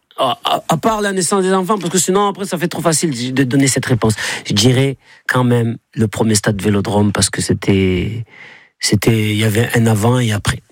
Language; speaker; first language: French; native; French